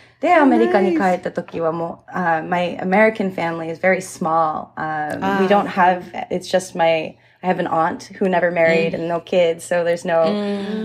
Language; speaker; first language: English; early bilingual, other home language; Japanese